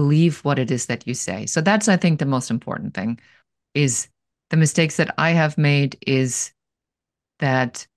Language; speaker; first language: English; non-native, fluent; German